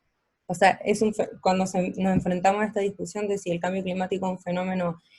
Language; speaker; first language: Spanish; native; Spanish